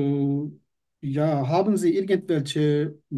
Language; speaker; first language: German; non-native, learner; Turkish